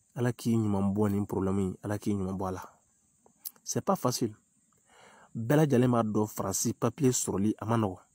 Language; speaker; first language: French; non-native, local second language; Bambara